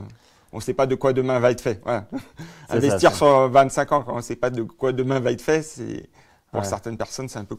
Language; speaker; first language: French; native; French